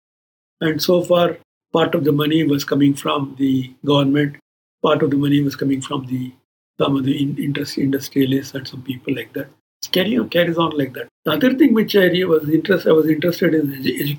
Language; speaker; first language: English; non-native, local second language; Kannada